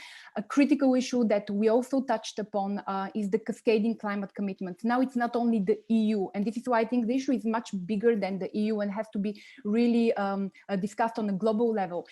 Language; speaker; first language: English; non-native, fluent; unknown